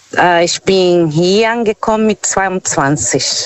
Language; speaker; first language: German; non-native, fluent; Portuguese